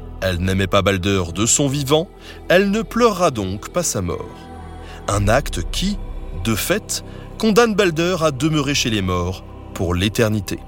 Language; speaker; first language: French; native; French